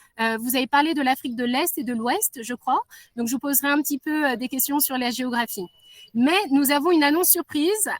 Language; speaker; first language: French; non-native, local second language; Swahili